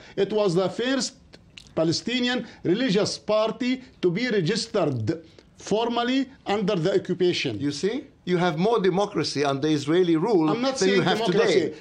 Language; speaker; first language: English; non-native, fluent; Arabic